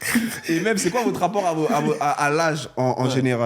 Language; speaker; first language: French; native; French